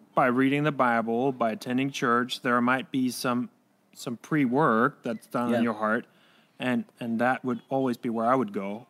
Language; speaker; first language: English; non-native, fluent; Danish